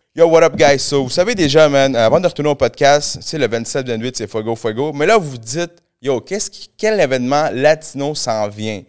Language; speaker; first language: French; early bilingual, other home language; Spanish